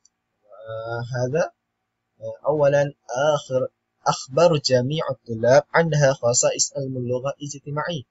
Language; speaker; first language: Arabic; non-native, learner; Malay